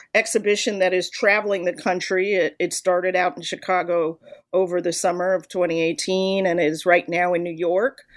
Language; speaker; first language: English; native; English